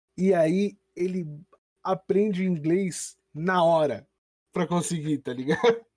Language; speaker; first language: Portuguese; native; Portuguese